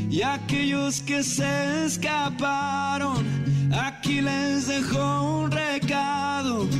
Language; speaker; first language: Spanish; native; Spanish